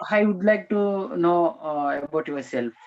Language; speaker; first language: English; non-native, learner; Telugu